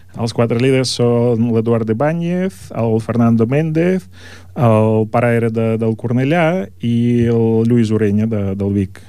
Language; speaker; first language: Catalan; non-native, fluent; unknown